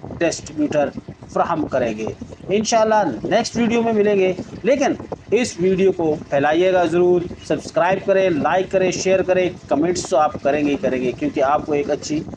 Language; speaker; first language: Urdu; native; Urdu